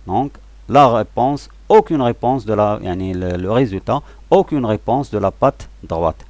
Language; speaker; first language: French; non-native, local second language; Arabic